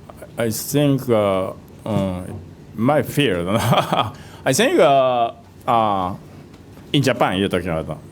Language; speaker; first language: English; non-native, fluent; Japanese